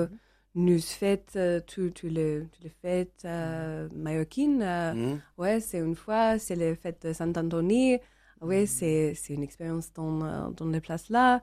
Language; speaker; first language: French; non-native, learner; English